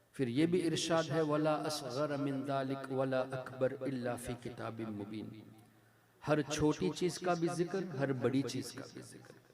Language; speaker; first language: Urdu; non-native, fluent; Tamil